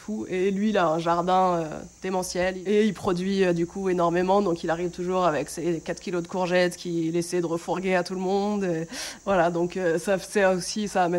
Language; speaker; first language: French; native; French